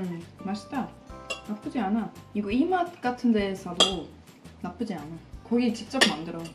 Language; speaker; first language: Korean; non-native, fluent; Swedish